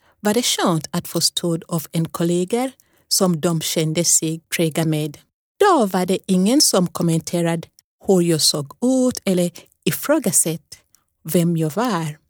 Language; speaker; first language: Swedish; non-native, fluent; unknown